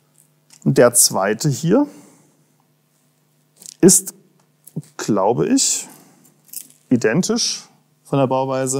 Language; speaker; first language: German; native; German